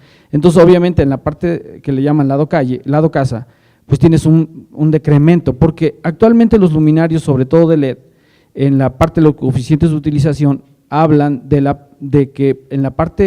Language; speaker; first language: Spanish; native; Spanish